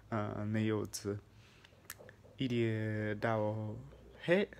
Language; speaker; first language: Chinese; non-native, fluent; English